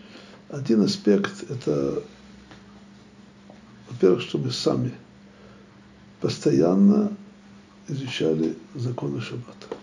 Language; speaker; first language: Russian; native; Russian